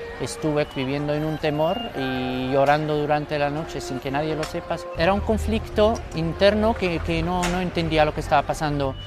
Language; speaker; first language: Spanish; non-native, fluent; Arabic